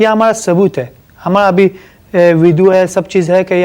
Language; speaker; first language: Hindi; non-native, learner; Persian